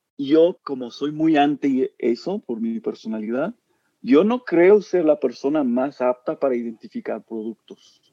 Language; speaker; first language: Spanish; non-native, fluent; English